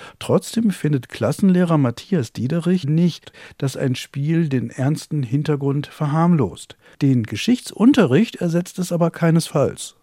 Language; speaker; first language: German; native; German